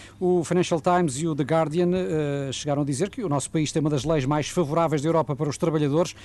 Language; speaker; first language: Portuguese; native; Portuguese